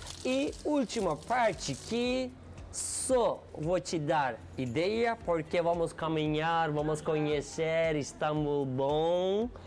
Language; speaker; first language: Portuguese; non-native, learner; Turkish